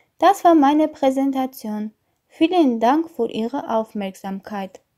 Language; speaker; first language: German; non-native, learner; Armenian